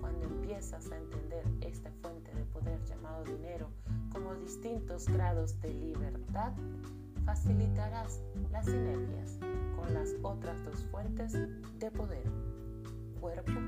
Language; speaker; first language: Spanish; native; Spanish